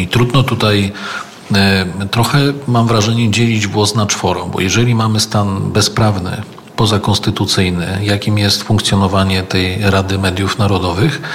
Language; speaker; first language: Polish; native; Polish